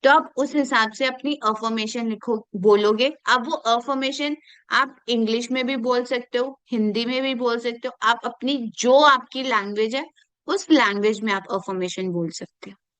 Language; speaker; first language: Hindi; native; Hindi